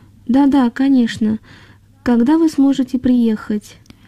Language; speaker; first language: Russian; non-native, fluent; Chinese